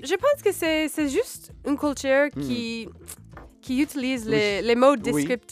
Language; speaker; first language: French; non-native, learner; English